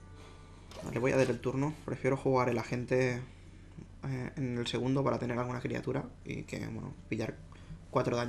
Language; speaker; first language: Spanish; native; Spanish